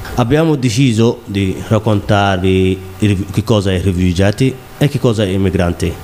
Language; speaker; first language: Italian; non-native, learner; Somali